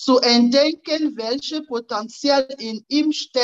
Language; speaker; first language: German; non-native, fluent; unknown